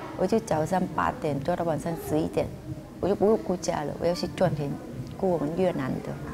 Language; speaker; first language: Chinese; non-native, fluent; Vietnamese